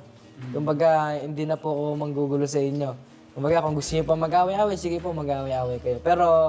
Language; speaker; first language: Filipino; native; Filipino